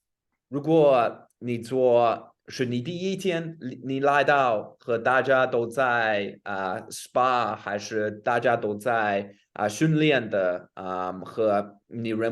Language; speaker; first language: Chinese; non-native, fluent; English